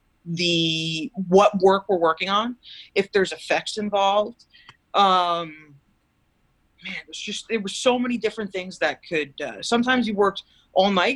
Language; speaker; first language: English; native; English